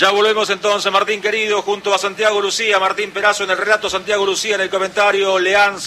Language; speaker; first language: Spanish; native; Spanish